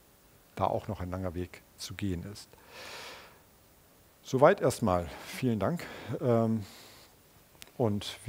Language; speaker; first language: German; native; German